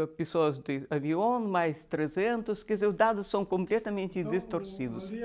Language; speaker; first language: Portuguese; non-native, fluent; Russian